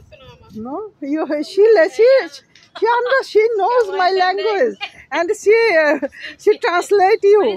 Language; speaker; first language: English; non-native, learner; Bangla